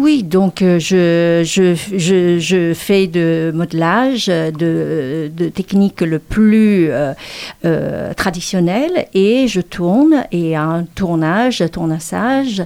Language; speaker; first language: French; non-native, fluent; Chinese